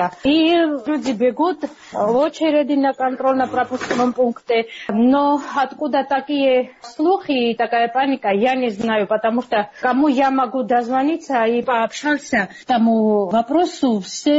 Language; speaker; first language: Russian; non-native, fluent; Georgian